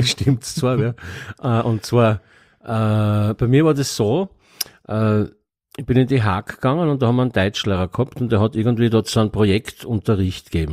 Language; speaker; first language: German; native; German